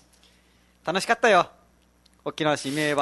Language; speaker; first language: Japanese; non-native, fluent; Nepali